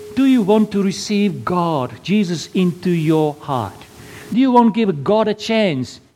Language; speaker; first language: English; non-native, fluent; Slovak